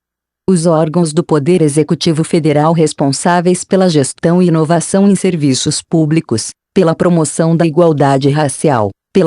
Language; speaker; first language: Portuguese; native; Portuguese